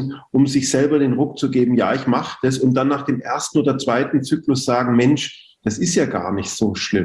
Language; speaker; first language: German; native; German